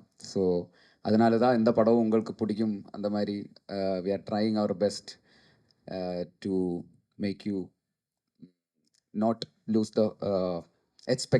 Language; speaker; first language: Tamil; non-native, learner; Malayalam